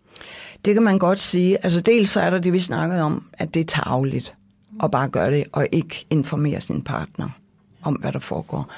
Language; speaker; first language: Danish; native; Danish